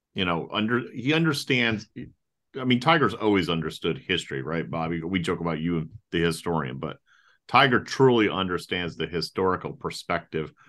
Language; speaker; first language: English; native; English